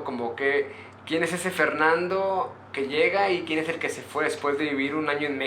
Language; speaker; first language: Spanish; native; Spanish